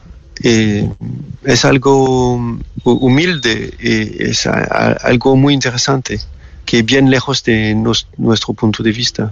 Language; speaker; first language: Spanish; non-native, fluent; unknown